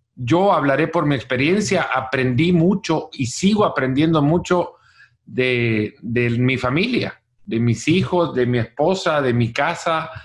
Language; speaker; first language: Spanish; native; Spanish